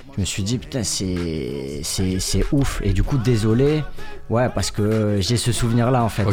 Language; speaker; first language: French; native; French